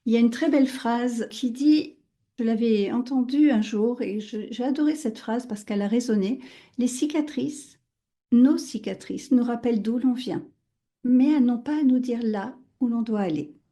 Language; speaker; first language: French; native; French